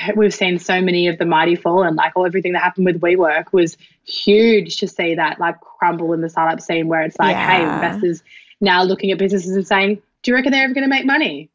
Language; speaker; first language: English; native; English